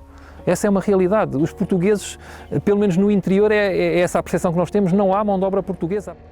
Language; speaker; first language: Portuguese; native; Portuguese